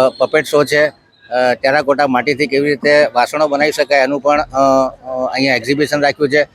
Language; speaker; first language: Gujarati; native; Gujarati